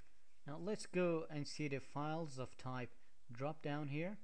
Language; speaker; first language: English; non-native, fluent; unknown